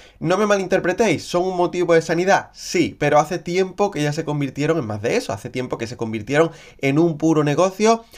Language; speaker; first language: Spanish; native; Spanish